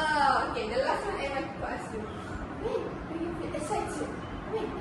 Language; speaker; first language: English; non-native, learner; Malay